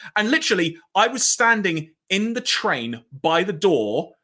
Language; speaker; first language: English; native; English